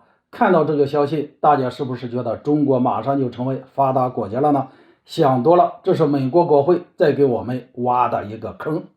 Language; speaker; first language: Chinese; native; Chinese